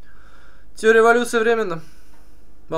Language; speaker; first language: Russian; native; Russian